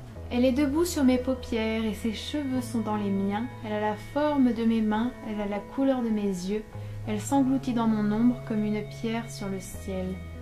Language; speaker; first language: French; native; French